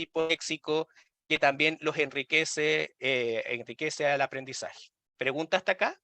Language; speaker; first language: Spanish; native; Spanish